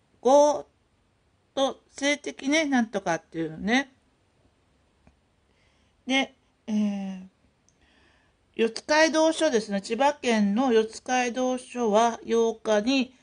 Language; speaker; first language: Japanese; native; Japanese